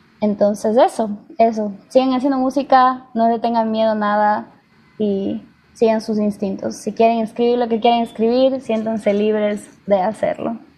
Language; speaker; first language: Spanish; native; Spanish